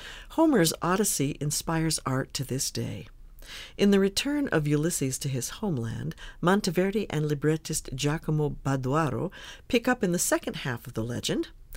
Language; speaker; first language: English; native; English